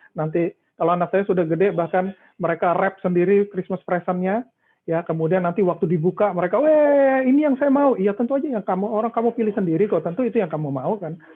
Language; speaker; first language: Indonesian; native; Indonesian